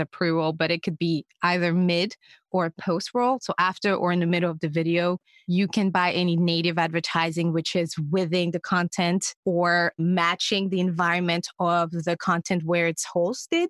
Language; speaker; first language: English; non-native, fluent; French